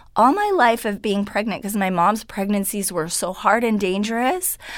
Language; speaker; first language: English; non-native, fluent; Hungarian